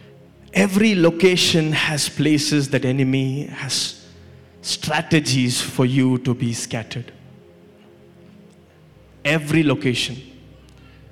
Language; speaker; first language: English; non-native, local second language; Malayalam